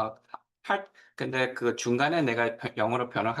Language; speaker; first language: Korean; non-native, learner; English